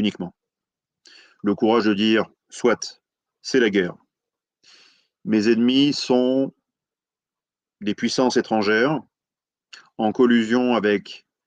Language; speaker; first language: French; native; French